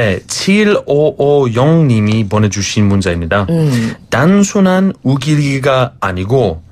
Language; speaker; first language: Korean; non-native, fluent; Greek